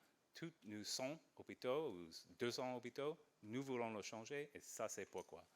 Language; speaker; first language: French; non-native, fluent; English